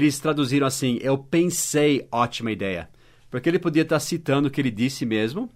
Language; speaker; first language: Portuguese; non-native, fluent; English